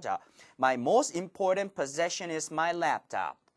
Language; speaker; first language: English; non-native, fluent; Korean